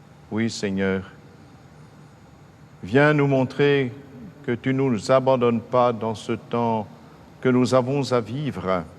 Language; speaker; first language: French; native; French